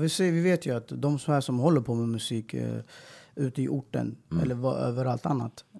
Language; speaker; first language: Swedish; early bilingual, other home language; Persian